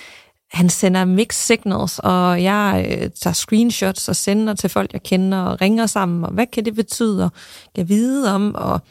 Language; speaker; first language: Danish; native; Danish